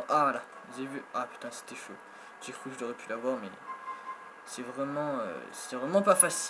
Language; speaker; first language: French; native; French